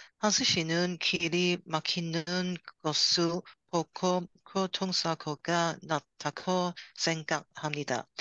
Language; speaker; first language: Korean; non-native, learner; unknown